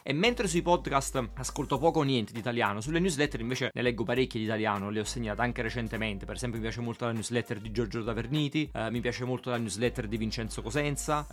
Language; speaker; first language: Italian; native; Italian